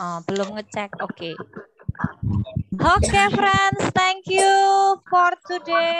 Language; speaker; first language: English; non-native, fluent; Indonesian